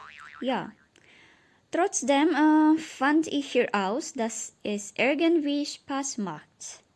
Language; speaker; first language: German; non-native, learner; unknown